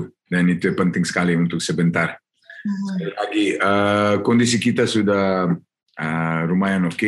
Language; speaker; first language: Indonesian; non-native, learner; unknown